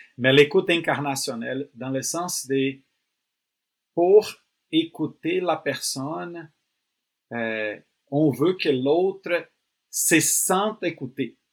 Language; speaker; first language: French; non-native, fluent; Portuguese